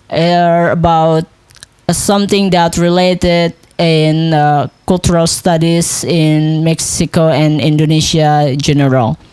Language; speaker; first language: English; non-native, local second language; Indonesian